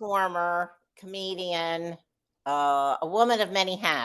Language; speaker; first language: English; native; English